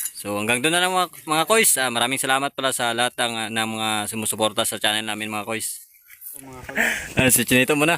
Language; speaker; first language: Filipino; native; Filipino